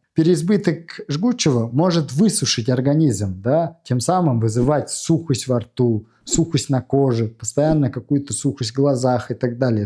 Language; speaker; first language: Russian; non-native, fluent; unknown